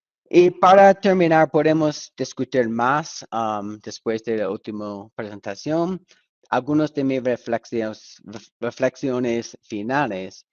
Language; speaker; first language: Spanish; non-native, fluent; English